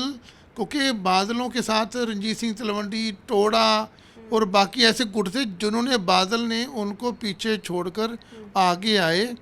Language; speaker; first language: Hindi; non-native, local second language; Punjabi